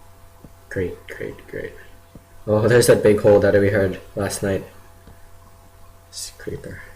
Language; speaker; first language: English; native; English